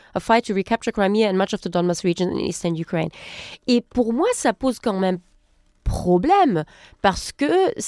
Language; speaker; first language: French; non-native, fluent; German